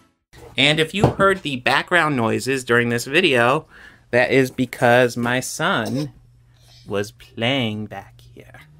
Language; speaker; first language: English; native; English